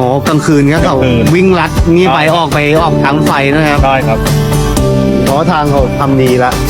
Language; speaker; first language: Thai; native; Thai